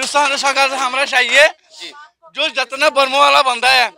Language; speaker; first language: Hindi; non-native, learner; Rohingya